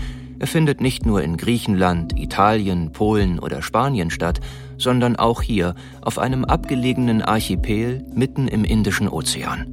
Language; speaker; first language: German; native; German